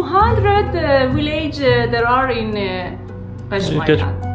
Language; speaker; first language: English; non-native, learner; Persian